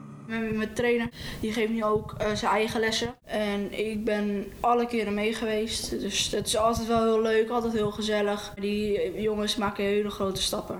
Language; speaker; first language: Dutch; native; Dutch